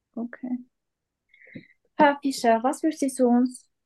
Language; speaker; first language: German; non-native, learner; Turkish